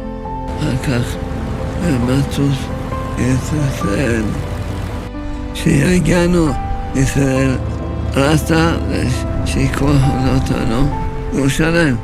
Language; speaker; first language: Hebrew; early bilingual, other home language; Arabic